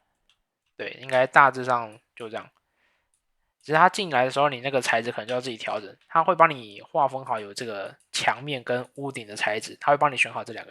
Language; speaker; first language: Chinese; native; Chinese